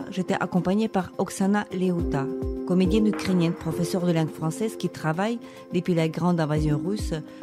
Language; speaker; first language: French; non-native, fluent; Ukrainian